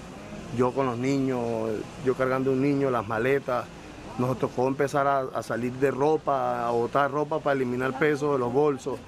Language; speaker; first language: Spanish; native; Spanish